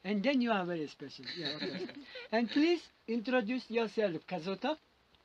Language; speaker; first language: English; non-native, learner; Mongolian